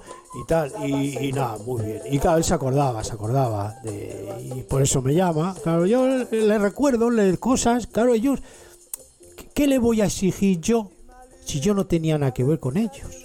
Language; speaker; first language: Spanish; native; Spanish